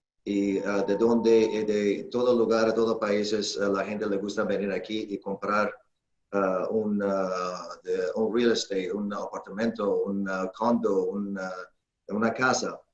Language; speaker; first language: Spanish; non-native, learner; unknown